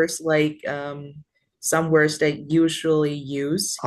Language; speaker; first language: English; non-native, learner; Vietnamese